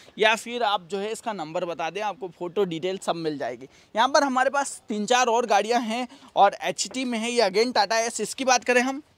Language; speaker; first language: Hindi; native; Hindi